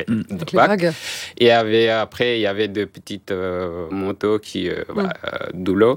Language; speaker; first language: French; non-native, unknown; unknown